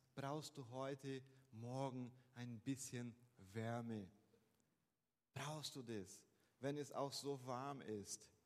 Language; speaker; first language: German; non-native, fluent; Portuguese